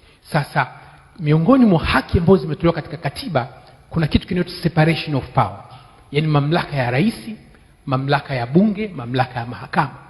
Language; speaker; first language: Swahili; non-native, local second language; Sukuma